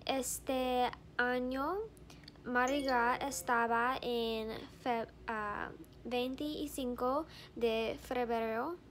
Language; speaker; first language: Spanish; non-native, learner; English